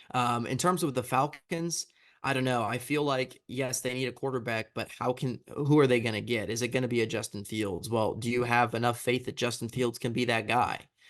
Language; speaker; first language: English; native; English